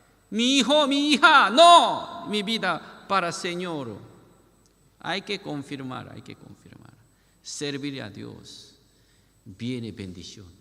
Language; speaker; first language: Spanish; non-native, learner; Korean